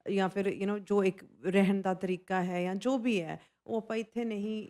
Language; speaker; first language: Punjabi; non-native, fluent; English